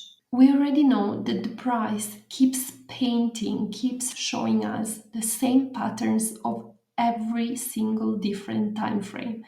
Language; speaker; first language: English; non-native, fluent; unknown